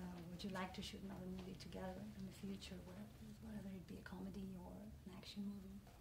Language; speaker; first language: English; non-native, fluent; Spanish